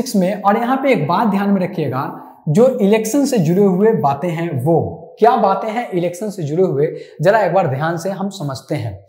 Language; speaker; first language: Hindi; non-native, local second language; Maithili